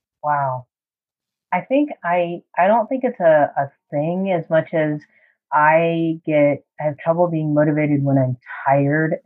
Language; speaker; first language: English; native; English